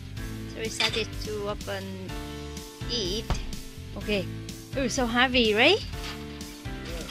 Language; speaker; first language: English; non-native, learner; Vietnamese